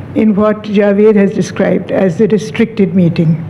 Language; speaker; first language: English; non-native, local second language; Urdu